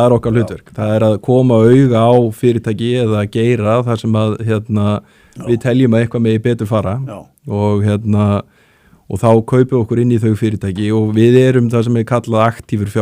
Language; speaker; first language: Icelandic; native; Icelandic